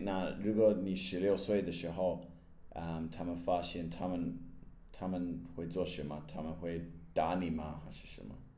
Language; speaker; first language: Chinese; non-native, learner; English